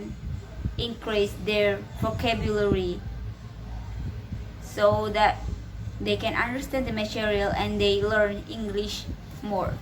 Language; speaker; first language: English; non-native, learner; Indonesian